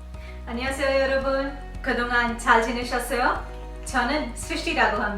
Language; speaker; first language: Korean; non-native, fluent; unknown